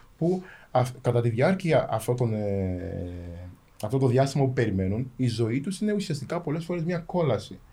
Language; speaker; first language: Greek; early bilingual, other home language; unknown